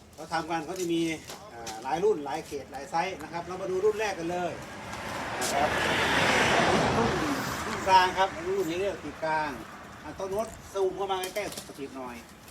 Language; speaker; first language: Thai; native; Thai